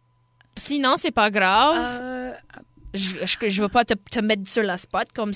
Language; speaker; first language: French; native; French